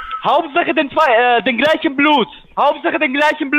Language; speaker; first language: German; non-native, fluent; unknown